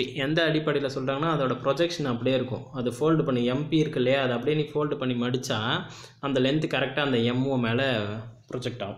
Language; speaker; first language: Tamil; native; Tamil